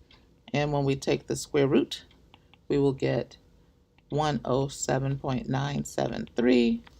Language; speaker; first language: English; native; English